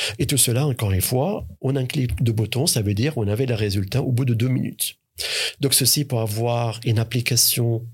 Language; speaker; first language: French; non-native, fluent; Arabic